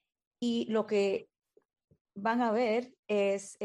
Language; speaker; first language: Spanish; early bilingual, heritage; Spanish